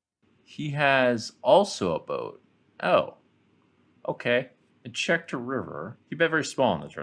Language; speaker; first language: English; native; English